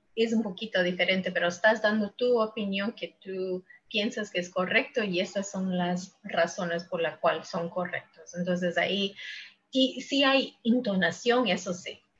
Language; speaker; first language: Spanish; early bilingual, heritage; Spanish